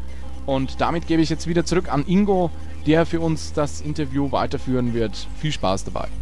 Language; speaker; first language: German; native; German